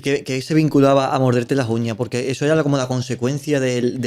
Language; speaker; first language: Spanish; native; Spanish